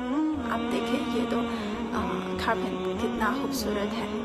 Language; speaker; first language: Hindi; non-native, fluent; Chinese